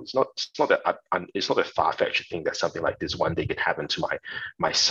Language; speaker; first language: English; non-native, local second language; Chinese